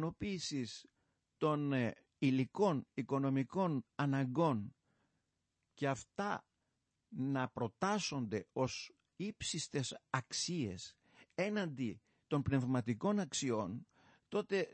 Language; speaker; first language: Greek; native; Greek